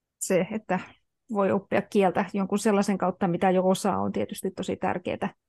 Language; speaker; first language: Finnish; native; Finnish